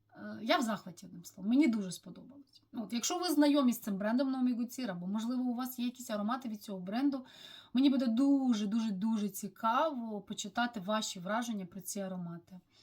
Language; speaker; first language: Ukrainian; non-native, local second language; Russian